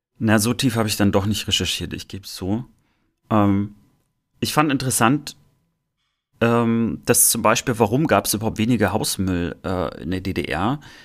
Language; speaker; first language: German; native; German